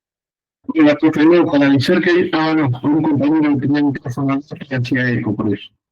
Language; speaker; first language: Spanish; native; Spanish